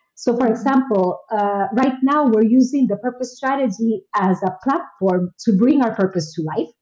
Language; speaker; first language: English; non-native, fluent; Spanish